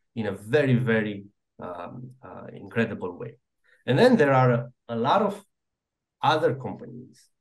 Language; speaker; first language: English; non-native, fluent; Romanian